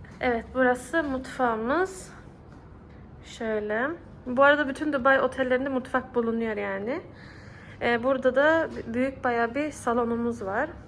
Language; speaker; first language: Turkish; early bilingual, heritage; Turkish